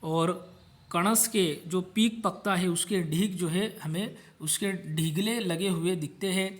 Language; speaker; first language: Urdu; non-native, local second language; Marathi